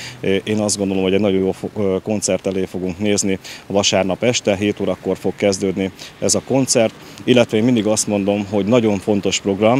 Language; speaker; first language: Hungarian; native; Hungarian